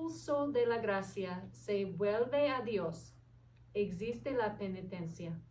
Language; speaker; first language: Spanish; non-native, fluent; English